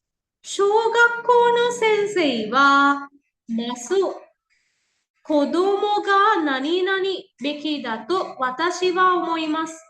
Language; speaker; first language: Japanese; non-native, fluent; Sinhala